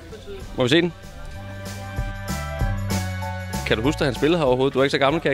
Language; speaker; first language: Danish; native; Danish